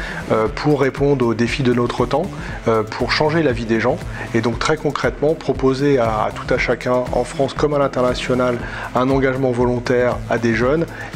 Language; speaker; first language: French; native; French